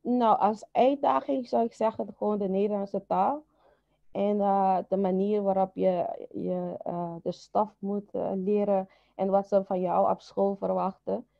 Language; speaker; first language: Dutch; non-native, local second language; Papiamento